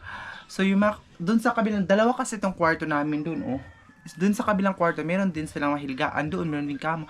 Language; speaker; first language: Filipino; native; Filipino